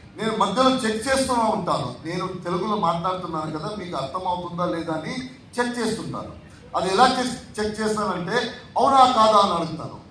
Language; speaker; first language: Telugu; non-native, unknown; Tulu